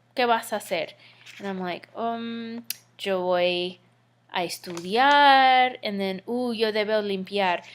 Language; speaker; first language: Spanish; non-native, fluent; English